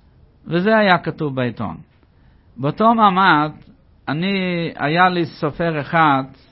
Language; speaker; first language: Hebrew; non-native, fluent; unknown